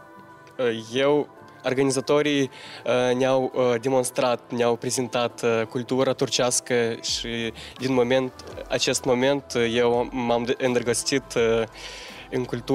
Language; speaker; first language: Romanian; non-native, local second language; Gagauz